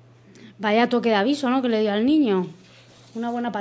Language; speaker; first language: Spanish; native; Spanish